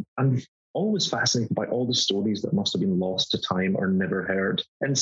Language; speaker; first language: English; native; English